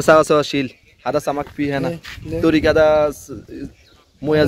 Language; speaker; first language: Arabic; non-native, learner; Bangla